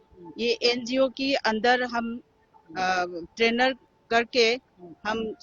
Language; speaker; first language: Hindi; non-native, local second language; Manipuri